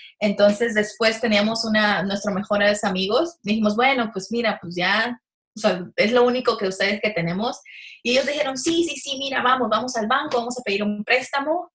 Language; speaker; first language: Spanish; early bilingual, heritage; Spanish